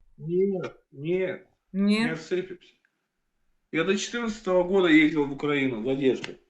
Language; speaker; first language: Russian; native; Russian